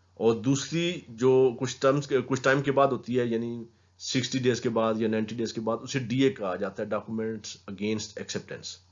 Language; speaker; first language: Urdu; non-native, local second language; Punjabi